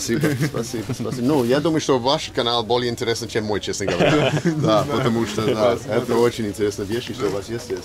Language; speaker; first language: Russian; non-native, learner; English